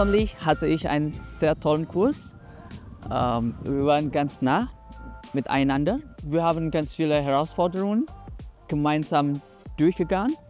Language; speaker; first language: German; non-native, fluent; Indonesian